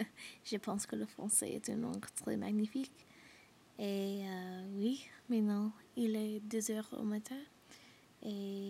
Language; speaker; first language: French; non-native, learner; English